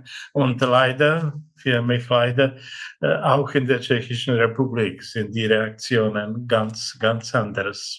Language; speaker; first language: German; non-native, fluent; Czech